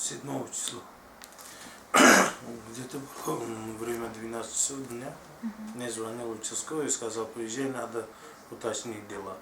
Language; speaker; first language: Russian; non-native, learner; Tajik